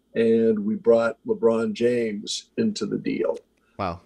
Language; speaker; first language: English; native; English